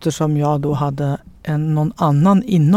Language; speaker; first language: Swedish; native; Swedish